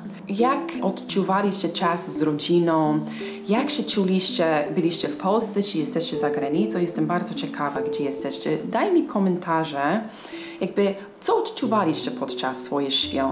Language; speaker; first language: Polish; non-native, fluent; English